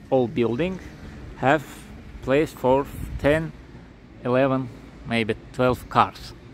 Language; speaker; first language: English; non-native, learner; Russian